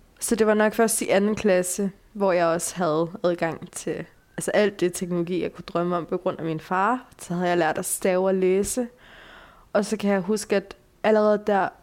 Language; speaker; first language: Danish; early bilingual, other home language; Bulgarian